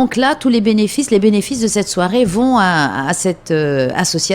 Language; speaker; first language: French; native; French